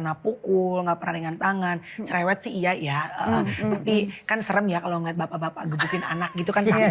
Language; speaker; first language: Indonesian; native; Indonesian